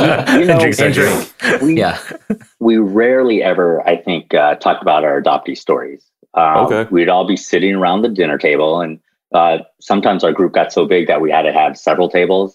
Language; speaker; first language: English; native; English